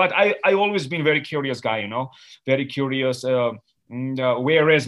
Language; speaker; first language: English; non-native, fluent; Georgian